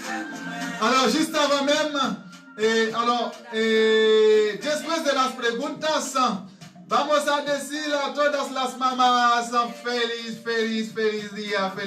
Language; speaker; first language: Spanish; non-native, learner; Haitian Creole